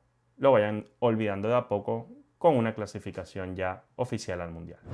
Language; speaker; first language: Spanish; native; Spanish